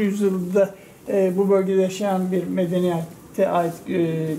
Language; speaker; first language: Turkish; native; Turkish